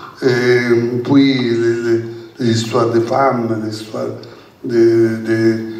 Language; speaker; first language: French; non-native, learner; Italian